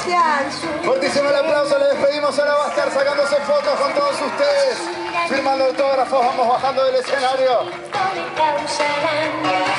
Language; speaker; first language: Spanish; native; Spanish